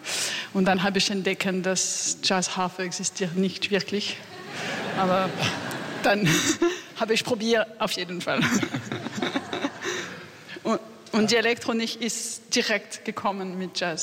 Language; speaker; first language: German; non-native, learner; French